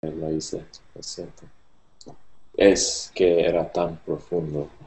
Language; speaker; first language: Spanish; non-native, learner; English